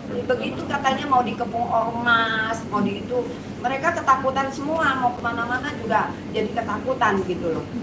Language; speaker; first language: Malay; non-native, local second language; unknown